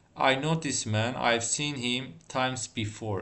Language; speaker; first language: English; non-native, fluent; Azerbaijani